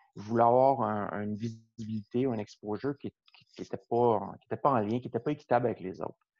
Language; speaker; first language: French; native; French